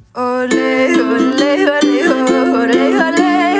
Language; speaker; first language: French; native; French